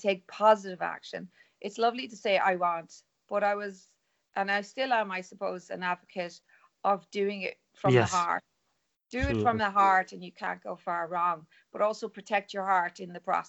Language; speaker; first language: English; non-native, local second language; Irish